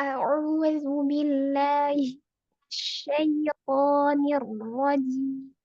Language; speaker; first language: Arabic; non-native, learner; Indonesian